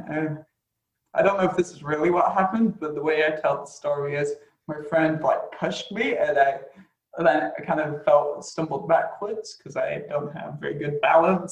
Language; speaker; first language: English; native; English